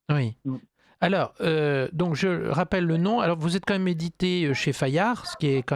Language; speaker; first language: French; native; French